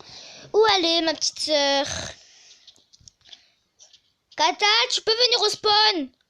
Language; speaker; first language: French; native; French